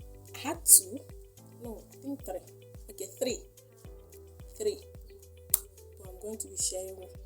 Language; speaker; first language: English; non-native, local second language; Igbo